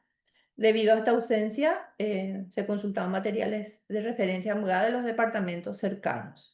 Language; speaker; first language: Spanish; native; Spanish